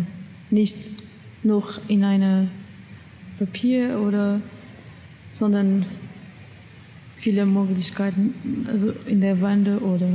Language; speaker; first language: German; non-native, learner; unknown